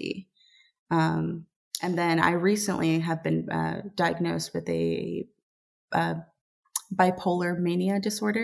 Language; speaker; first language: English; native; English